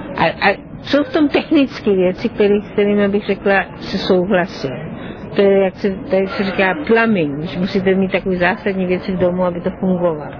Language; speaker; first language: Czech; non-native, fluent; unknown